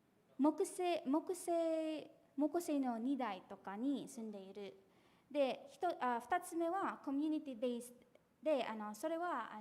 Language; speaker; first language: Japanese; non-native, fluent; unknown